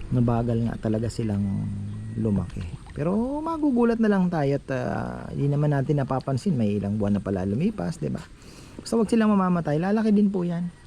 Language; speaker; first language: Filipino; native; Filipino